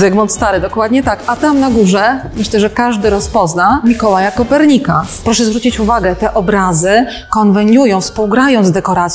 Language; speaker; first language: Polish; native; Polish